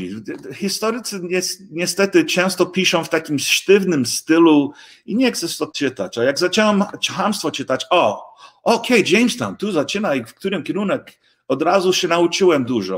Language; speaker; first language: Polish; early bilingual, heritage; English